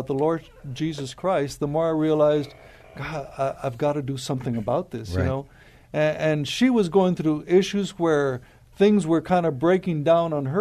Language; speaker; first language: English; native; English